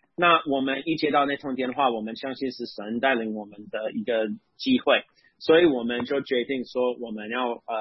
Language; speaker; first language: Chinese; non-native, fluent; English